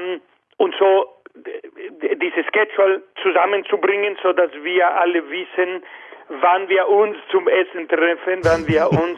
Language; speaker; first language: German; non-native, learner; Spanish